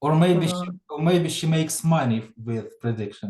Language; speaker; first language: English; non-native, fluent; Ukrainian